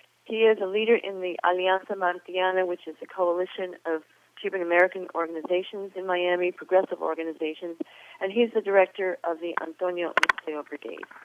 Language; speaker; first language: English; native; English